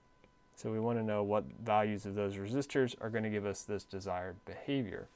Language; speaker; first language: English; native; English